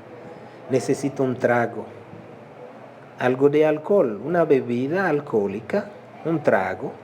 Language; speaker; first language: Spanish; non-native, local second language; Haitian Creole